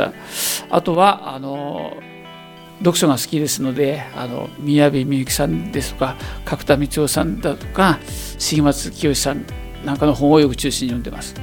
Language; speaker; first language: Japanese; native; Japanese